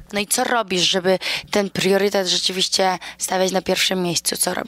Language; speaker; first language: Polish; native; Polish